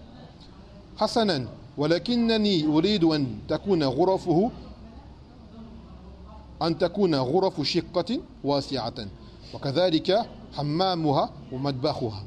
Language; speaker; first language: Arabic; non-native, fluent; French